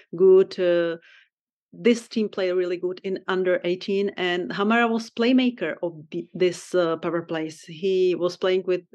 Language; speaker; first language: English; non-native, fluent; Czech